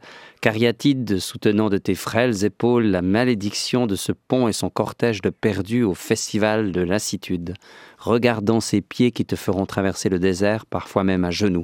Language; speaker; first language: French; native; French